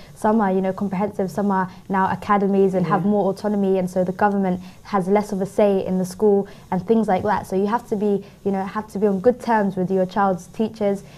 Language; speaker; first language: English; native; English